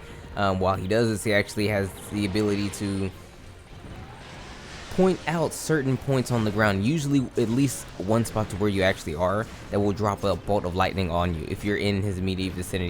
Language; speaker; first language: English; native; English